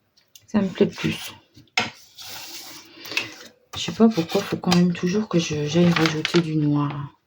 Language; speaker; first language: French; native; French